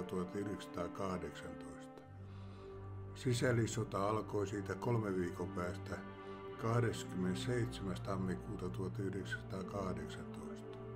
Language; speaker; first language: Finnish; native; Finnish